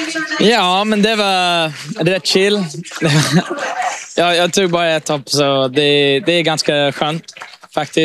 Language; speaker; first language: Swedish; early bilingual, heritage; English